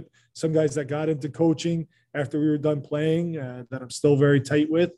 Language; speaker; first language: English; native; English